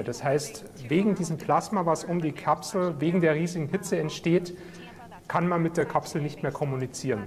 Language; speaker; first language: German; native; German